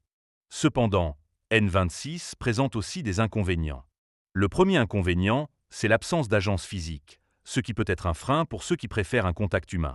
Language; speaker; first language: French; native; French